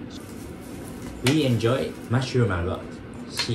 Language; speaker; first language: English; non-native, learner; Japanese